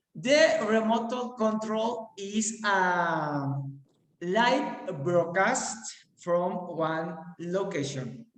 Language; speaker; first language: English; non-native, learner; Spanish